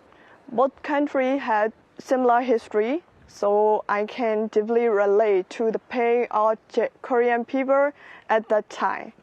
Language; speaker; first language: English; non-native, fluent; Burmese